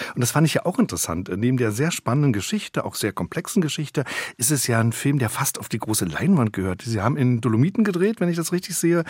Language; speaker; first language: German; native; German